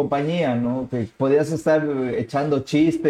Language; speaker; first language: Spanish; native; Spanish